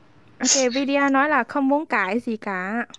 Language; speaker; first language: Vietnamese; non-native, fluent; Malay